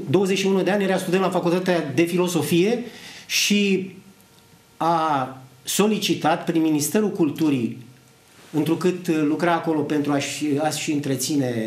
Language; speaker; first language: Romanian; native; Romanian